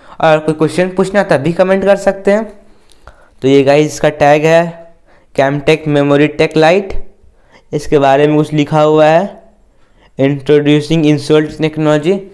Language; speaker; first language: Hindi; native; Hindi